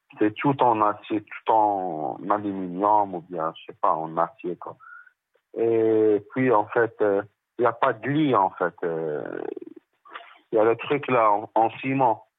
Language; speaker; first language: French; non-native, local second language; Arabic